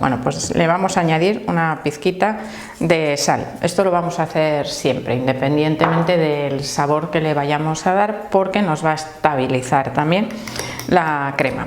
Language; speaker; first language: Spanish; native; Spanish